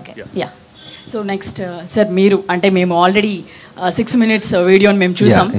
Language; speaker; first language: Telugu; native; Telugu